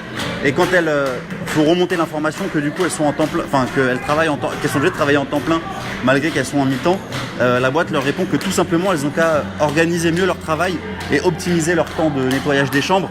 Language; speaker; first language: French; native; French